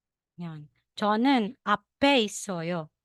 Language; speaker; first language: Korean; non-native, learner; Filipino